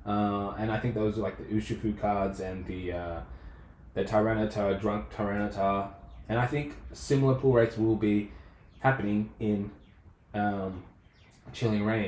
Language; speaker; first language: English; native; English